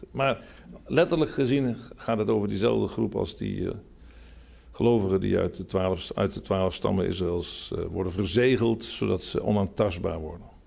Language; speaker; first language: Dutch; native; Dutch